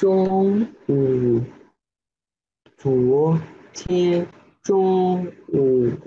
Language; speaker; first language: Chinese; non-native, learner; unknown